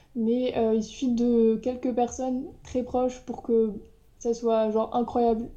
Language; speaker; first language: French; native; French